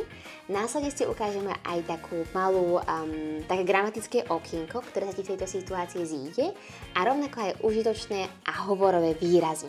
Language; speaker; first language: Slovak; native; Slovak